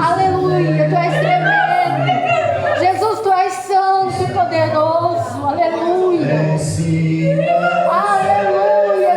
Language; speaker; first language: Portuguese; native; Portuguese